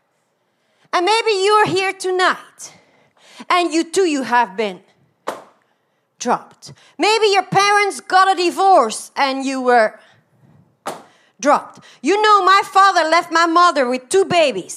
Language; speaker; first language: English; non-native, fluent; Dutch